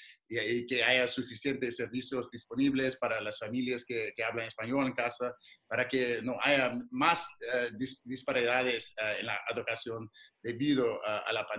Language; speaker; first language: Spanish; non-native, fluent; English